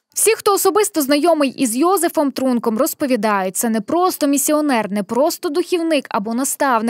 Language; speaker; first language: Ukrainian; native; Ukrainian